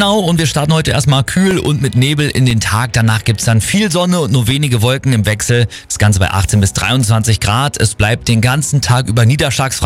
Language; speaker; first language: German; native; German